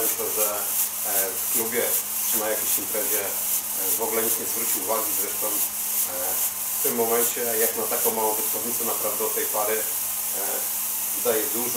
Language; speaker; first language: Polish; native; Polish